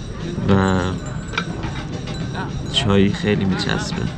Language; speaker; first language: Persian; native; Persian